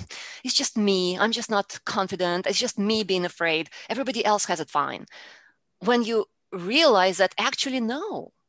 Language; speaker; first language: English; non-native, fluent; Russian